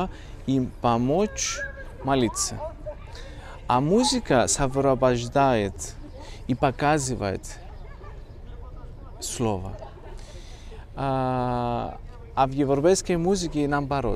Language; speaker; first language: Russian; non-native, fluent; Greek